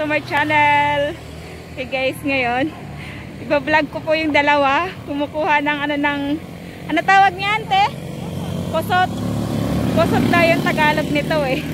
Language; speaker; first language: Filipino; non-native, local second language; Cebuano